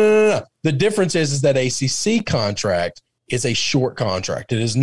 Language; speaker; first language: English; native; English